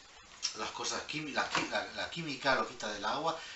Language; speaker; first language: Spanish; early bilingual, heritage; Spanish